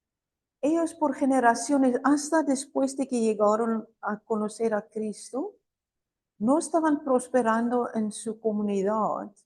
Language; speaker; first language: Spanish; non-native, fluent; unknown